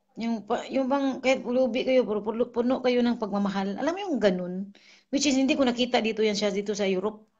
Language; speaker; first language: Filipino; non-native, local second language; Cebuano